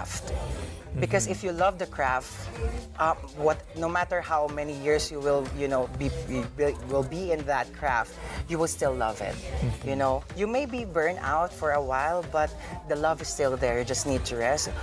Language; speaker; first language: English; non-native, local second language; Filipino